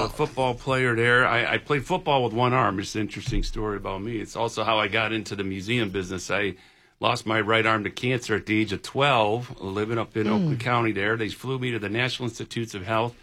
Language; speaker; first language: English; native; English